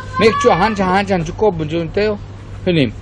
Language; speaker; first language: Korean; non-native, learner; Uzbek